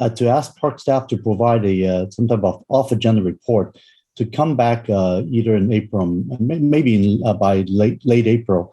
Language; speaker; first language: English; non-native, local second language; Cantonese